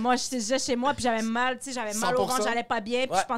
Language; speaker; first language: French; native; French